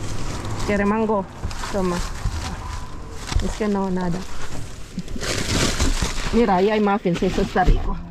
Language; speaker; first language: Spanish; non-native, learner; Filipino